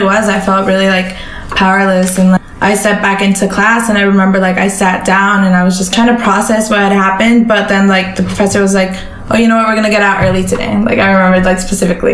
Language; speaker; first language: English; native; English